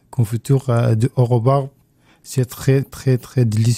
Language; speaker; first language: French; non-native, learner; Arabic